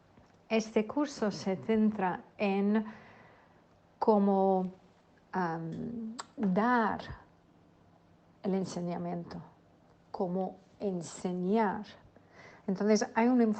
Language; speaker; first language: Spanish; non-native, fluent; English